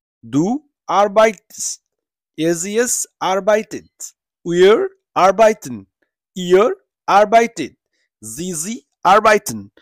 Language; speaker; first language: German; non-native, fluent; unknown